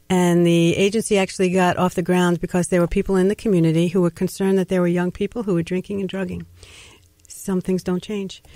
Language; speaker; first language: English; native; English